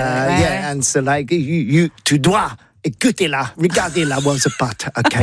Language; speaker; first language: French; non-native, learner; English